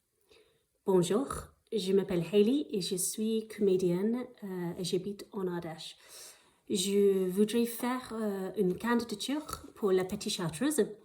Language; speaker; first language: French; non-native, fluent; English